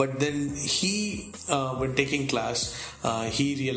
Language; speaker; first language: English; non-native, local second language; Tamil